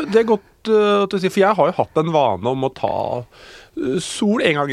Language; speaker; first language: Norwegian; native; Norwegian